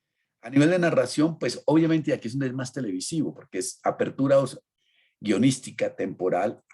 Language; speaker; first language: Spanish; native; Spanish